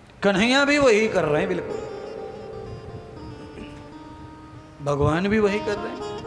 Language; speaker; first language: Hindi; native; Hindi